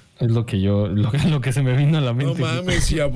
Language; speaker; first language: Spanish; native; Spanish